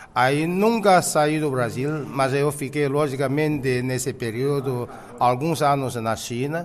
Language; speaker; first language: Portuguese; non-native, fluent; Chinese